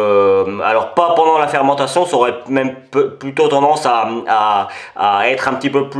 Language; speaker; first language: French; native; French